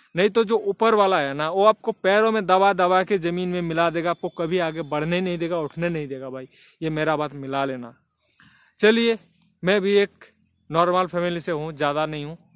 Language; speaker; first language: Hindi; non-native, local second language; Bangla